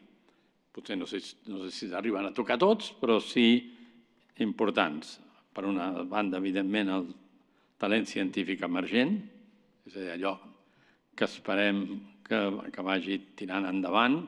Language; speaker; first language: Catalan; native; Catalan